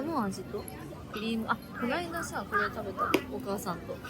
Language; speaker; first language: Japanese; native; Japanese